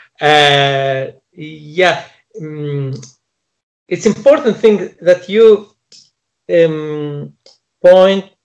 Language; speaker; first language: English; non-native, fluent; Polish